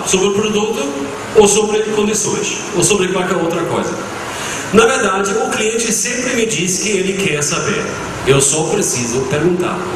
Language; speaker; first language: Portuguese; non-native, fluent; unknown